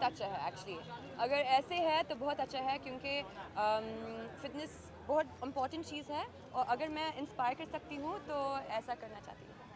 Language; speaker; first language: Hindi; non-native, learner; English